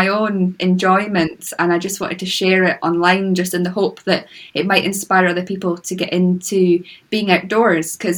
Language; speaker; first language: English; native; English